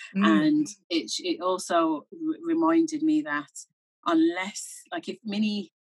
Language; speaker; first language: English; native; English